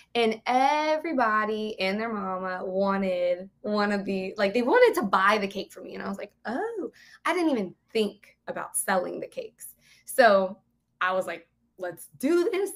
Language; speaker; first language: English; native; English